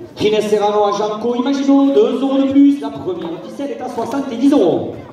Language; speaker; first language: French; native; French